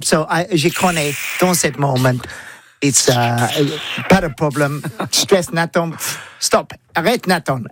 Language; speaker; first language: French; non-native, learner; English